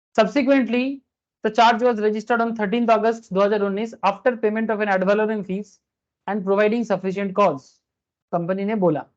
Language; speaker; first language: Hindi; non-native, local second language; Bangla